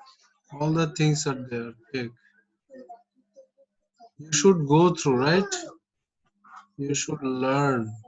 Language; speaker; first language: English; non-native, local second language; Bangla